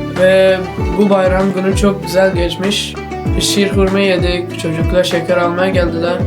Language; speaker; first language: Turkish; non-native, fluent; Urdu